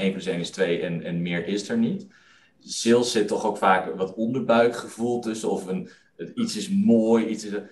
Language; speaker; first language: Dutch; native; Dutch